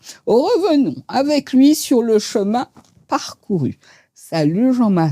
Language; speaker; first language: French; native; French